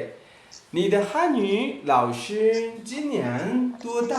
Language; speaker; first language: Chinese; non-native, fluent; Amharic